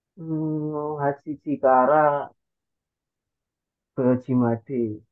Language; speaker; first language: Japanese; non-native, learner; Indonesian